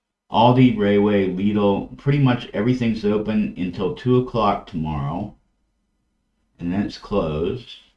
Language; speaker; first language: English; native; English